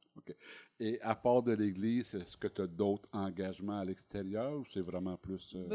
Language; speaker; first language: French; native; French